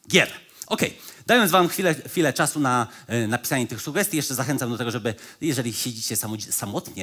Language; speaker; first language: Polish; native; Polish